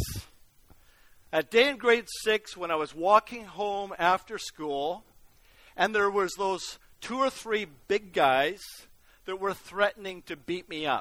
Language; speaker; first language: English; native; English